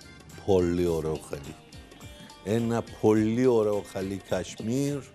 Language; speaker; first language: Greek; non-native, learner; Persian